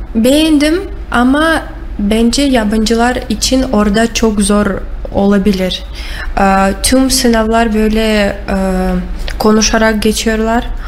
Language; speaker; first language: Turkish; non-native, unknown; Russian